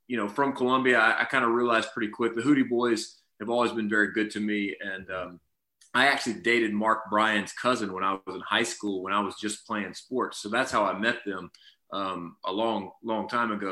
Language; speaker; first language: English; native; English